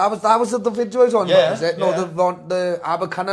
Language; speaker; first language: English; native; English